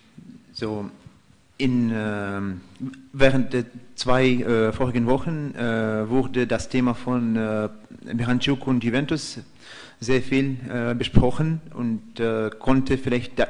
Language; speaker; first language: German; non-native, fluent; Russian